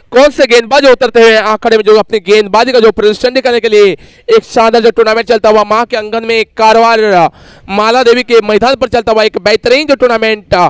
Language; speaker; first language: Hindi; native; Hindi